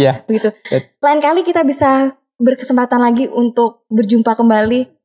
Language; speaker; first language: Indonesian; native; Indonesian